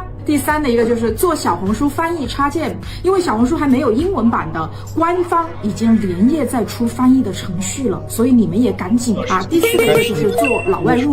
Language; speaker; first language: Chinese; native; Chinese